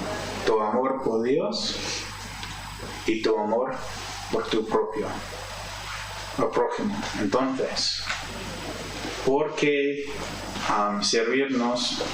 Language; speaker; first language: Spanish; non-native, fluent; English